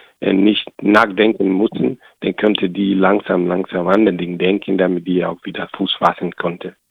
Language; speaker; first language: German; non-native, learner; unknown